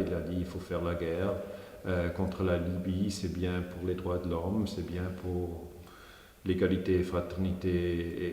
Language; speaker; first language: French; non-native, fluent; German